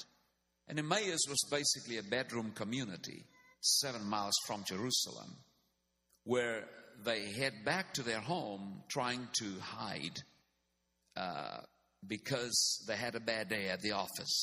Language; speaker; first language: English; non-native, local second language; Afrikaans